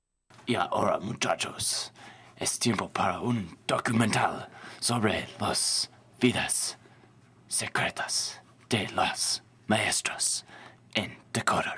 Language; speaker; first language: Spanish; non-native, learner; English